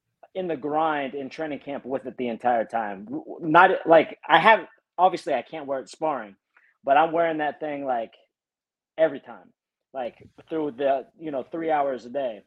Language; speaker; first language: English; native; English